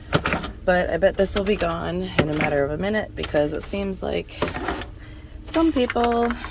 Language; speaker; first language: English; native; English